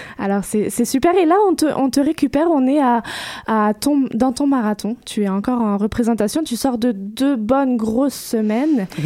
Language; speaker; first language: French; native; French